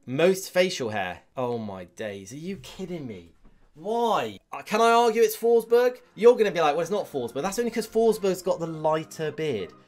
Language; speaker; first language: English; native; English